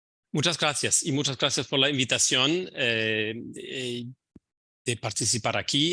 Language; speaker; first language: Spanish; non-native, fluent; German